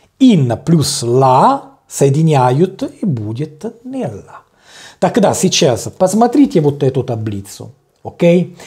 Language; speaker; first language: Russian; non-native, learner; Italian